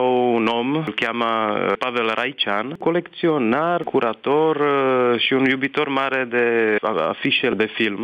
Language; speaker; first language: Romanian; non-native, fluent; Czech